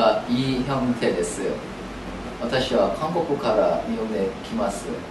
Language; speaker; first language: Japanese; non-native, learner; Korean